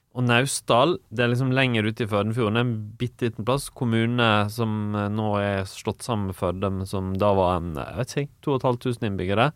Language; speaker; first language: Norwegian; native; Norwegian